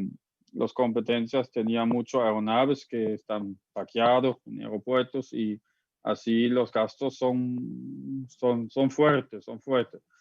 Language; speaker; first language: Spanish; non-native, fluent; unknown